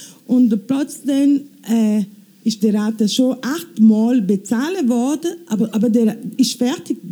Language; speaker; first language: German; non-native, learner; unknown